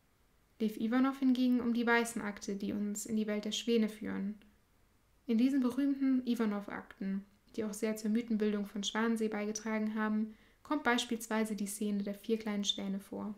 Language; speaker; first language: German; native; German